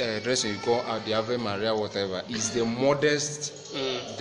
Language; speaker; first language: English; non-native, local second language; Igbo